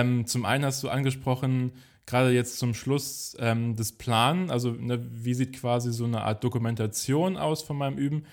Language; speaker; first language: German; native; German